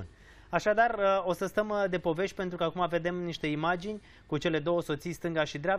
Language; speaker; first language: Romanian; native; Romanian